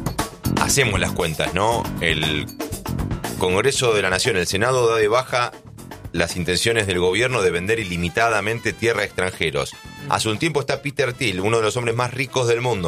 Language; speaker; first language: Spanish; native; Spanish